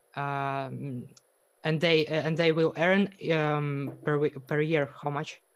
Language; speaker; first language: English; non-native, learner; Russian